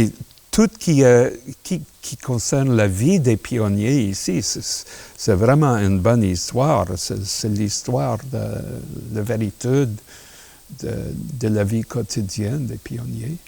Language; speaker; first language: French; non-native, local second language; English